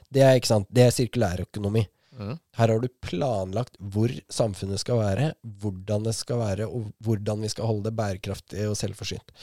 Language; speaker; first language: Norwegian; native; Norwegian